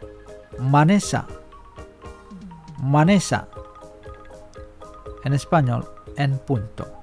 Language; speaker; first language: Spanish; non-native, fluent; Indonesian